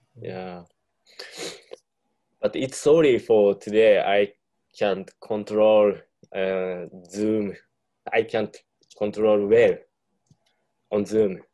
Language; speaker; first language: English; non-native, learner; Japanese